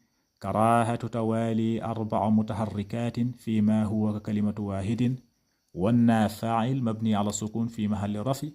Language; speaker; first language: Arabic; non-native, fluent; Wolof